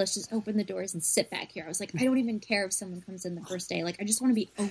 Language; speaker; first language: English; native; English